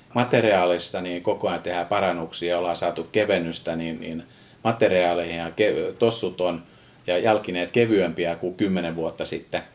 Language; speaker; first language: Finnish; non-native, fluent; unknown